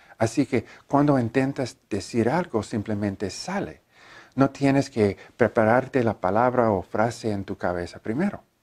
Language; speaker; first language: Spanish; non-native, learner; English